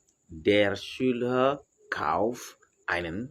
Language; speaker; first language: German; non-native, fluent; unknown